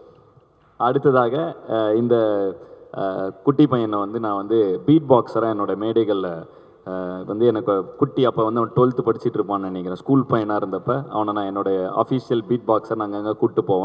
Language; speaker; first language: Tamil; native; Tamil